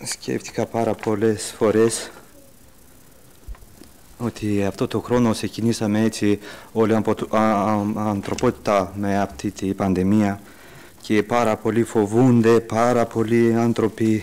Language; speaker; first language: Greek; early bilingual, heritage; Greek